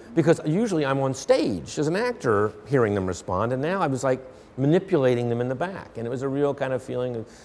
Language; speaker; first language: English; native; English